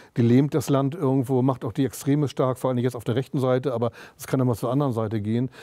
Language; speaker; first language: German; native; German